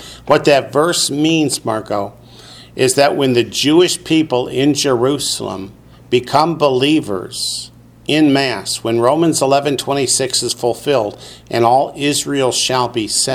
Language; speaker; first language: English; native; English